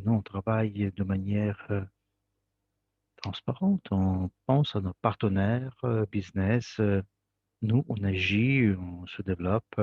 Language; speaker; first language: French; non-native, fluent; Russian